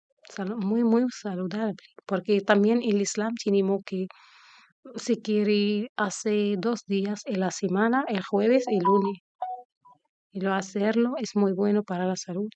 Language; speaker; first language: Spanish; non-native, learner; Arabic